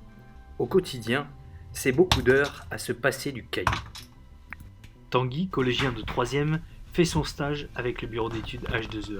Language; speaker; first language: French; native; French